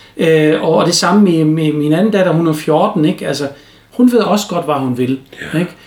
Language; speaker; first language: Danish; non-native, fluent; German